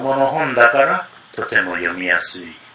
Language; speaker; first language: Japanese; non-native, fluent; English